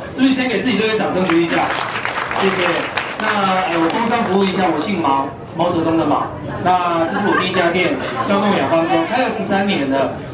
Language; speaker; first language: Chinese; native; Chinese